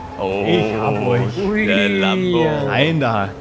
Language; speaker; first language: German; native; German